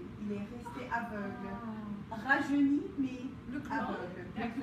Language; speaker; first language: French; non-native, learner; English